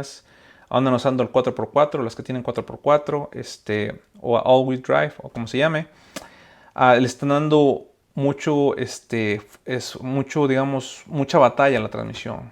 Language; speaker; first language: Spanish; native; Spanish